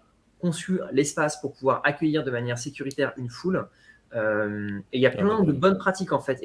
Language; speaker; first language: French; native; French